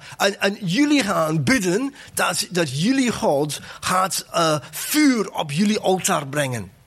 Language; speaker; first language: Dutch; non-native, fluent; English